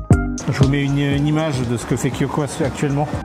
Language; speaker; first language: French; native; French